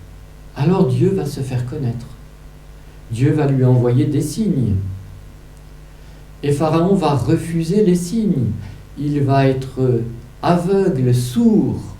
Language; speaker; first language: French; native; French